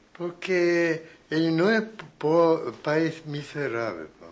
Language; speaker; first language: Portuguese; non-native, fluent; Sinhala